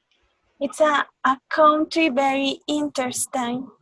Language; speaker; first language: English; non-native, learner; Spanish